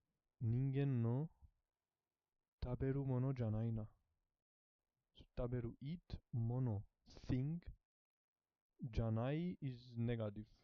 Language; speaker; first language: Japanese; non-native, learner; Filipino